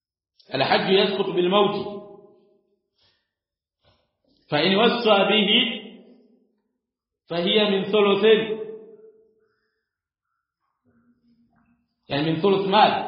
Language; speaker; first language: Arabic; non-native, fluent; Swahili